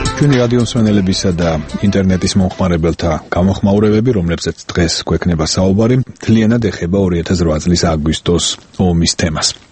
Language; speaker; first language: Georgian; native; Georgian